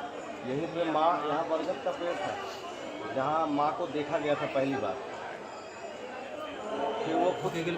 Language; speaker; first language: Hindi; native; Hindi